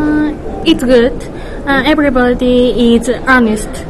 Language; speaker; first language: English; non-native, learner; Japanese